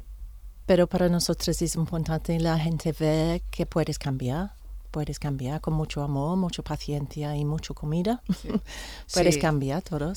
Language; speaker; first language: Spanish; non-native, learner; English